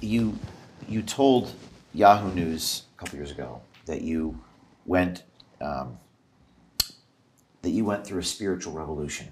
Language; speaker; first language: English; native; English